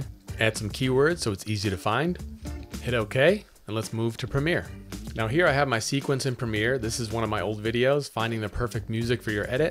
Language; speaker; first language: English; native; English